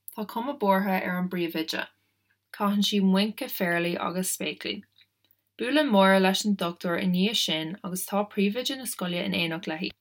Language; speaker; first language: Irish; non-native, local second language; English